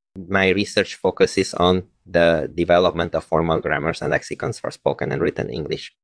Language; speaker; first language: English; non-native, fluent; Polish